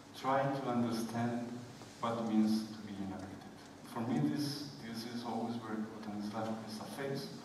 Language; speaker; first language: English; non-native, fluent; Spanish